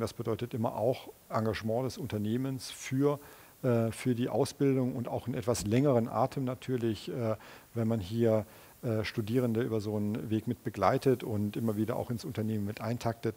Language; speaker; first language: German; native; German